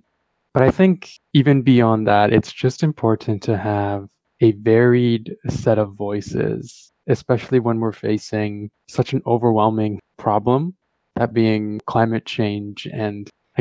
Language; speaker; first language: English; early bilingual, other home language; Tamil